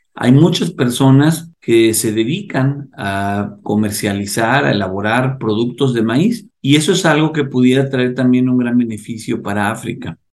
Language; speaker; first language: Spanish; native; Spanish